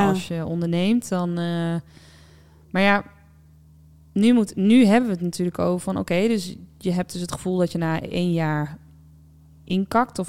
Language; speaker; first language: Dutch; native; Dutch